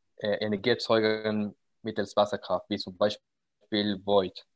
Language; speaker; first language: German; non-native, fluent; Spanish